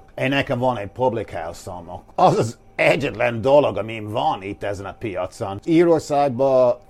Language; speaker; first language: Hungarian; non-native, fluent; English